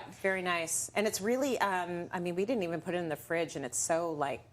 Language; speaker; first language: English; native; English